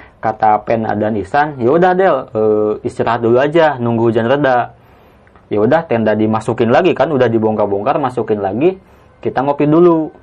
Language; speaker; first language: Indonesian; non-native, local second language; Sundanese